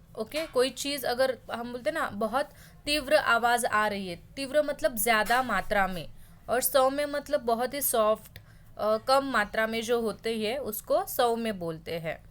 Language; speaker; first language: Hindi; non-native, local second language; Marathi